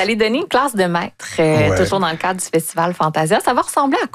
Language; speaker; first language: French; native; French